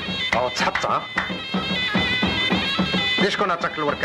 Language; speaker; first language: Arabic; native; Arabic